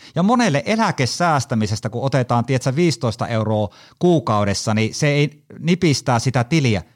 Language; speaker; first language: Finnish; native; Finnish